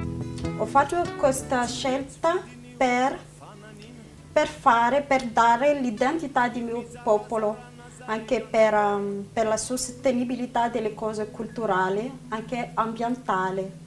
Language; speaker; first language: Italian; non-native, learner; Malagasy